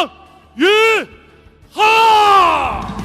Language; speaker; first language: Chinese; native; Chinese